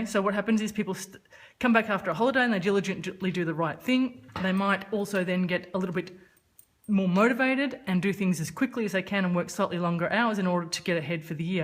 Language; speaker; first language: English; native; English